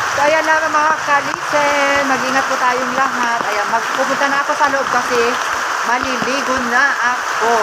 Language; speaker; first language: Filipino; native; Filipino